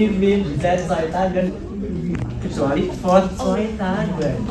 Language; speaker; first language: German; non-native, fluent; Indonesian